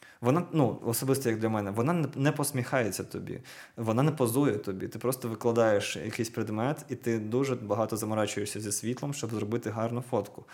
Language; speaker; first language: Ukrainian; non-native, local second language; Russian